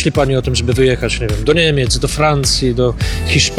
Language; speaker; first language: Polish; native; Polish